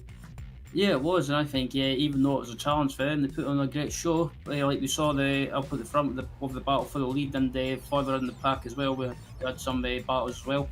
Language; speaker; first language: English; native; English